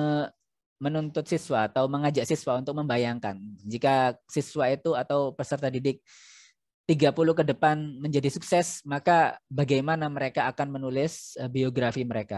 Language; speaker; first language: Indonesian; native; Indonesian